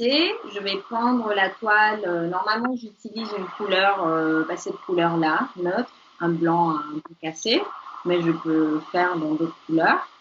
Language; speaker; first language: French; non-native, fluent; Spanish